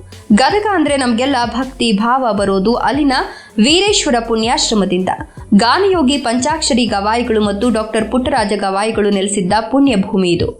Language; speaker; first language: Kannada; native; Kannada